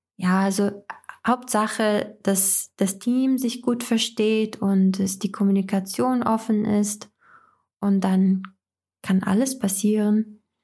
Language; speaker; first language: German; non-native, fluent; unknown